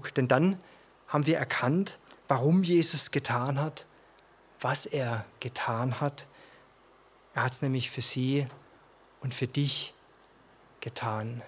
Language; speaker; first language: German; native; German